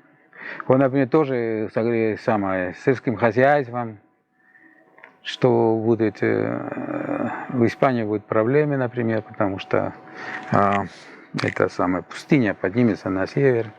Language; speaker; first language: Russian; non-native, fluent; Spanish